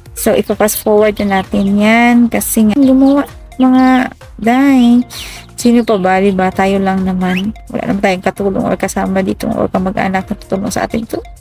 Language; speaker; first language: Filipino; native; Filipino